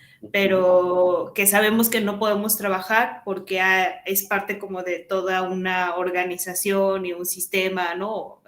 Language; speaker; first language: Spanish; native; Spanish